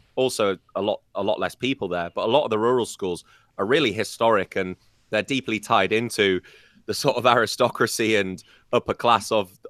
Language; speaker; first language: English; native; English